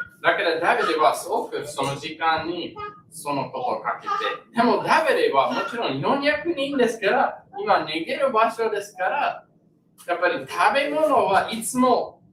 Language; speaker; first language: Japanese; non-native, learner; English